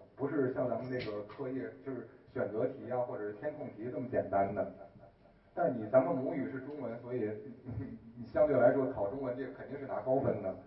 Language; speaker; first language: Chinese; native; Chinese